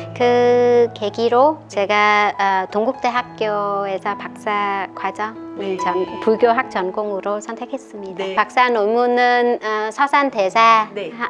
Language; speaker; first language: Korean; non-native, fluent; Vietnamese